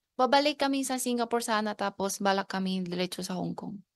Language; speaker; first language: Filipino; non-native, learner; Chinese